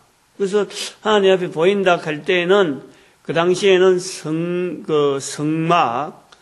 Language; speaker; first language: Korean; native; Korean